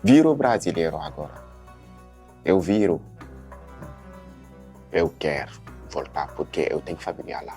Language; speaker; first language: Portuguese; non-native, learner; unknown